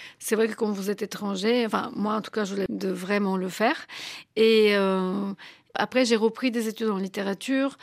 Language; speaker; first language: French; non-native, fluent; Bulgarian